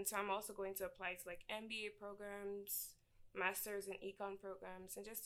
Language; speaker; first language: English; non-native, local second language; Igbo